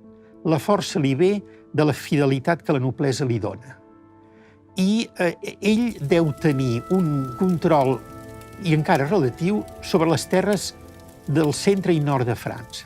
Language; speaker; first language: Catalan; native; Catalan